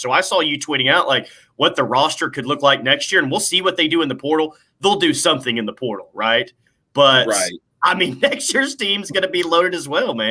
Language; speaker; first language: English; native; English